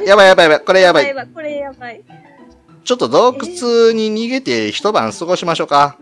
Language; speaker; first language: Japanese; native; Japanese